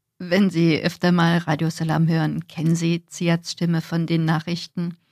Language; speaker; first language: German; native; German